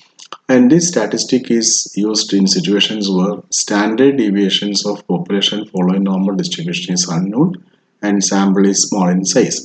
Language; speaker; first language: English; non-native, local second language; Malayalam